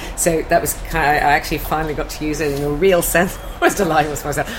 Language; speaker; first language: English; native; English